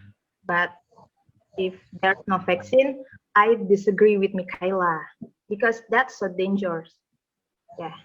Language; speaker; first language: English; non-native, learner; Indonesian